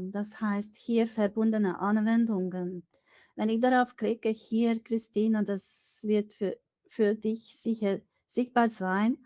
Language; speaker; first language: German; non-native, fluent; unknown